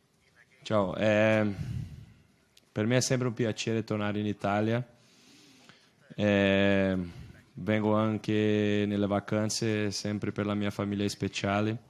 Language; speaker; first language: Italian; non-native, fluent; Portuguese